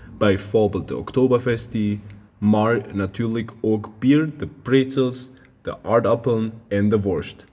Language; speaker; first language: Dutch; non-native, learner; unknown